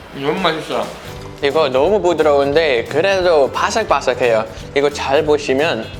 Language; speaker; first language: Korean; non-native, fluent; Dutch